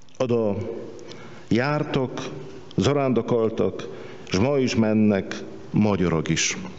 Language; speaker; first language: Hungarian; non-native, fluent; Polish